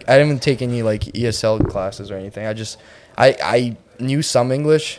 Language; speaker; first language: English; non-native, fluent; Ukrainian